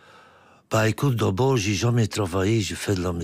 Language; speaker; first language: French; non-native, local second language; Dutch